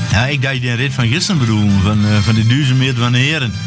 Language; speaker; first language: Dutch; native; Dutch